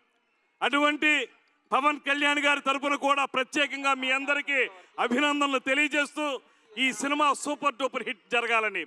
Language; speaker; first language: Telugu; native; Telugu